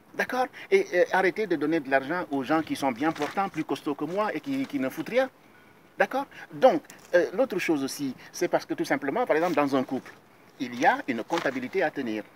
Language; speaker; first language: French; non-native, local second language; Wolof